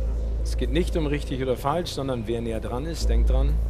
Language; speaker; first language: German; native; German